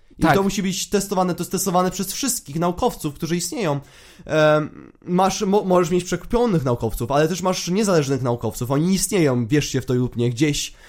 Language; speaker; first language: Polish; native; Polish